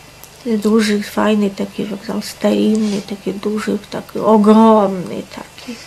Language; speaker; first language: Polish; non-native, fluent; Russian